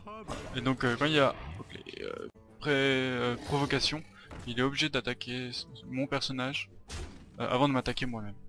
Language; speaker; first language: French; native; French